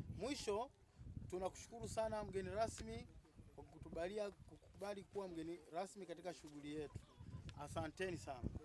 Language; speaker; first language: Swahili; native; Swahili